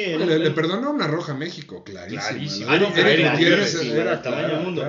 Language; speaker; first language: Spanish; native; Spanish